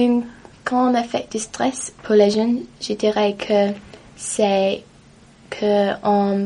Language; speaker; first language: French; non-native, learner; English